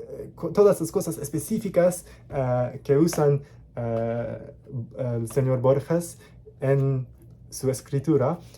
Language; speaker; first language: Spanish; non-native, learner; English